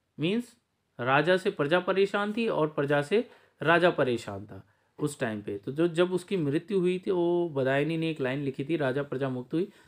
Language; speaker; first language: Hindi; native; Hindi